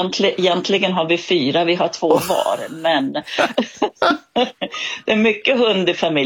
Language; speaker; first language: Swedish; native; Swedish